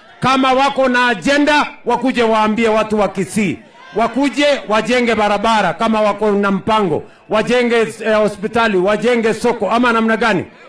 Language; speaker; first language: Swahili; non-native, local second language; Kalenjin